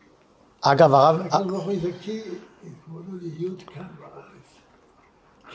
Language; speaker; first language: Hebrew; non-native, fluent; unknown